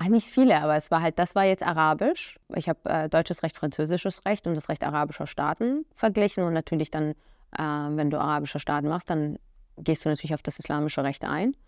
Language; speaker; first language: German; early bilingual, other home language; Arabic